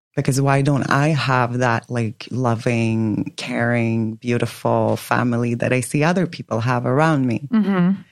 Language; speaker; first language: English; non-native, fluent; Swedish